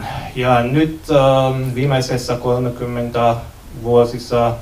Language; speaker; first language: Finnish; non-native, learner; German